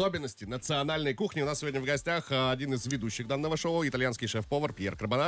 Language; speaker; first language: Russian; native; Russian